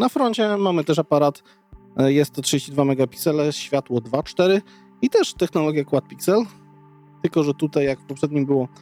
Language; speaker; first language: Polish; native; Polish